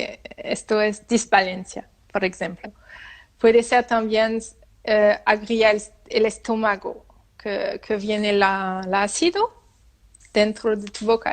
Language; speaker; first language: Spanish; non-native, learner; French